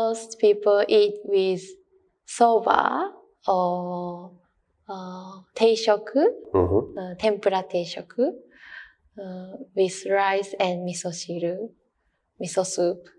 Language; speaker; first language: English; non-native, learner; Japanese